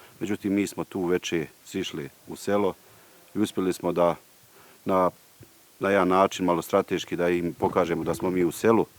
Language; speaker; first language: Bosnian; native; Bosnian